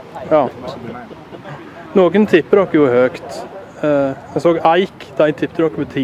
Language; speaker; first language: Norwegian; native; Norwegian